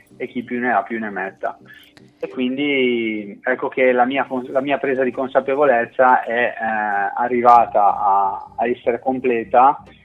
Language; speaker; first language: Italian; native; Italian